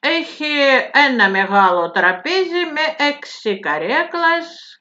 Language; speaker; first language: Greek; non-native, fluent; Russian